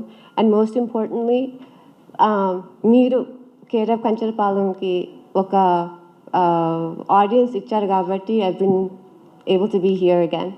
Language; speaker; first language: Telugu; early bilingual, heritage; Telugu